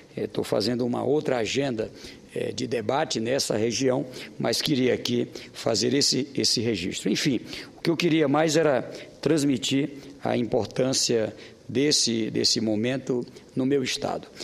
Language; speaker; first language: Portuguese; native; Portuguese